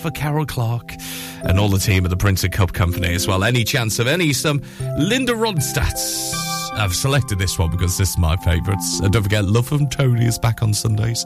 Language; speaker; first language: English; native; English